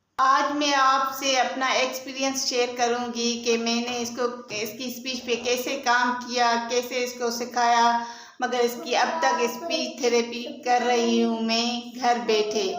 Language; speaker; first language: Urdu; non-native, local second language; Sindhi